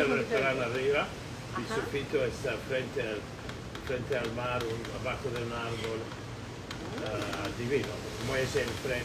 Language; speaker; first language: Spanish; non-native, fluent; English